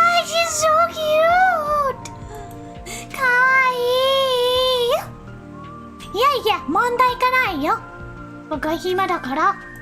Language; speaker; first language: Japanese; non-native, learner; English